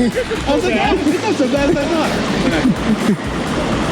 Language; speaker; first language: English; native; English